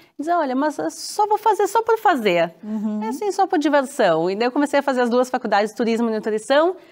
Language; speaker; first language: Portuguese; native; Portuguese